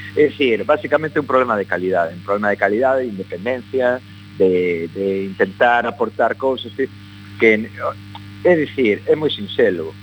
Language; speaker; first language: Galician; non-native, local second language; Spanish